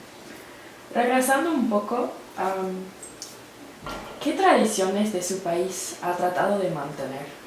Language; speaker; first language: Spanish; non-native, learner; English